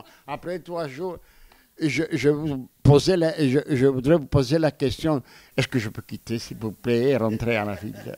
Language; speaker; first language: French; non-native, fluent; Greek